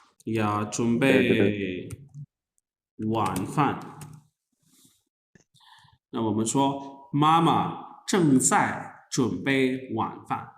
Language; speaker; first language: Chinese; non-native, learner; Urdu